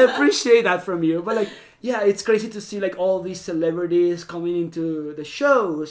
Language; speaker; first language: English; non-native, fluent; Spanish